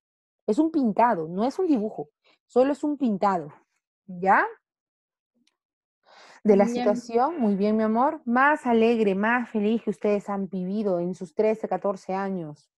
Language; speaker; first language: Spanish; native; Spanish